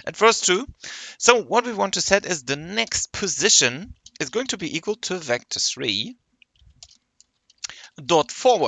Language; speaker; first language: English; non-native, fluent; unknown